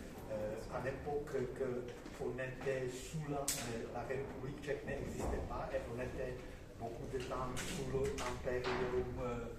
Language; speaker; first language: French; non-native, fluent; Czech